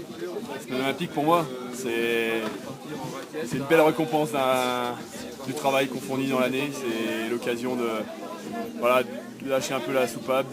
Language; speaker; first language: French; native; French